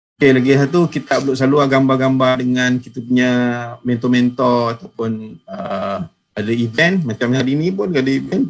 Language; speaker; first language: Malay; native; Malay